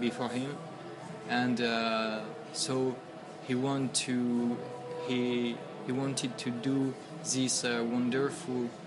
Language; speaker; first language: English; non-native, learner; French